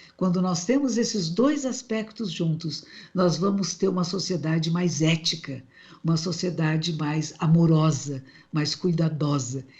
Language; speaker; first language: Portuguese; native; Portuguese